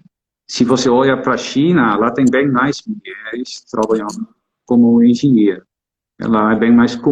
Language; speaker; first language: Portuguese; non-native, fluent; Dutch